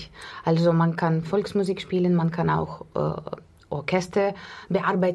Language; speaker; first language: German; non-native, learner; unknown